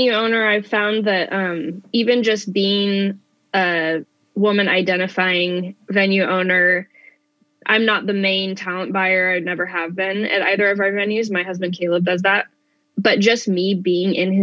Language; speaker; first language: English; native; English